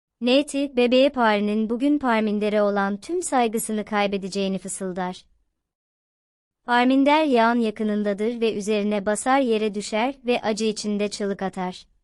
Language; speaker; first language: Turkish; native; Turkish